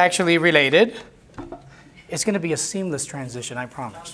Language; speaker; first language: English; non-native, local second language; Spanish